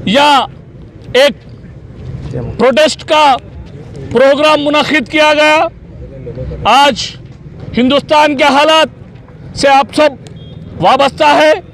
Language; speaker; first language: Urdu; native; Urdu